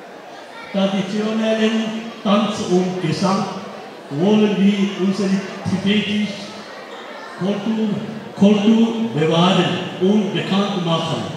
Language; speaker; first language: German; non-native, fluent; Tibetan